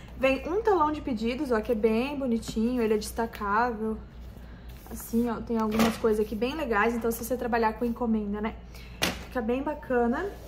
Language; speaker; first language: Portuguese; native; Portuguese